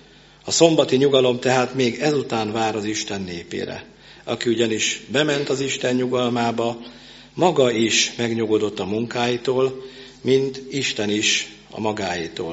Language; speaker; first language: Hungarian; native; Hungarian